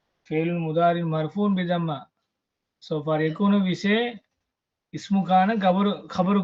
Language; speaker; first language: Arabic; non-native, fluent; Tamil